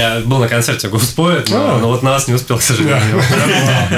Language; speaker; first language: Russian; native; Russian